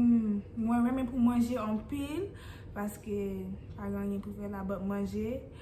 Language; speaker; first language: Haitian Creole; early bilingual, heritage; English